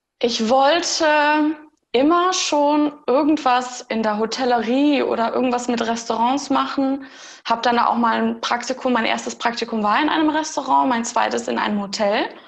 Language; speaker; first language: German; early bilingual, heritage; German